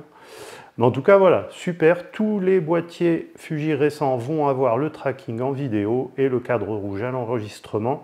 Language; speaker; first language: French; native; French